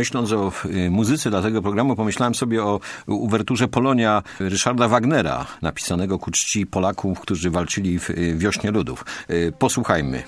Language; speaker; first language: Polish; native; Polish